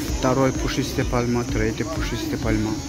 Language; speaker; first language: Russian; non-native, learner; Azerbaijani